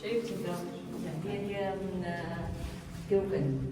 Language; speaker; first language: Dutch; non-native, learner; Vietnamese